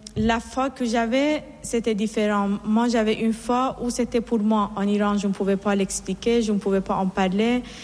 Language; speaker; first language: French; non-native, fluent; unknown